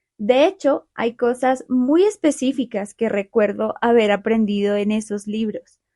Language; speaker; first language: Spanish; native; Spanish